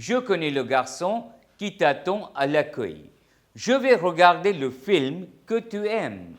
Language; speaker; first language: French; non-native, fluent; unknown